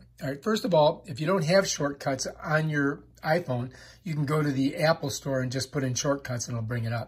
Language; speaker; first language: English; native; English